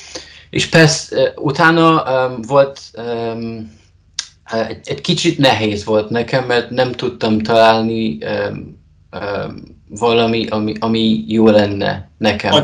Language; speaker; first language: Hungarian; non-native, learner; Polish